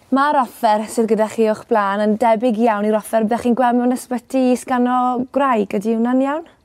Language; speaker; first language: Welsh; native; Welsh